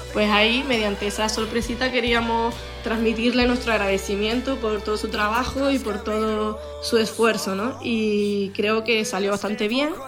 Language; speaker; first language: Spanish; native; Spanish